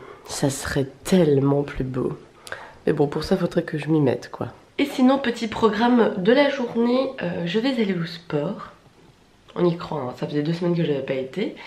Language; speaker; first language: French; native; French